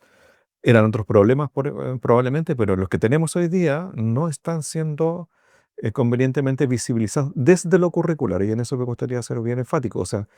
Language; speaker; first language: Spanish; native; Spanish